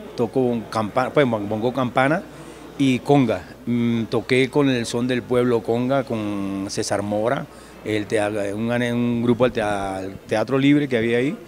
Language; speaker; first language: Spanish; native; Spanish